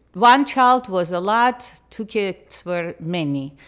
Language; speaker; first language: English; non-native, fluent; Russian